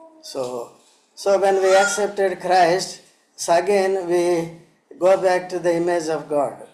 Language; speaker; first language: English; non-native, local second language; Telugu